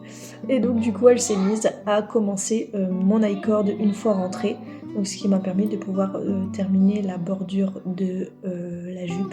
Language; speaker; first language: French; native; French